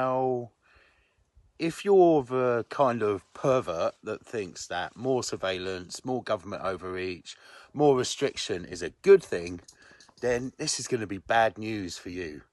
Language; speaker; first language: English; native; English